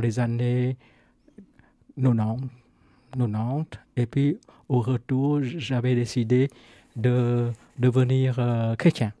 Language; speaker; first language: French; non-native, fluent; Vietnamese